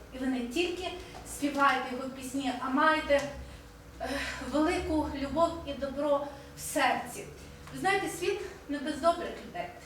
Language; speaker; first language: Ukrainian; native; Ukrainian